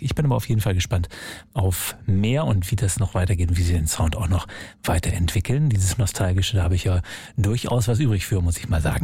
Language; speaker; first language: German; native; German